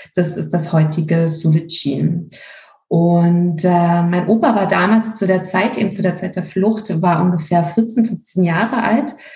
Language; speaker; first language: German; native; German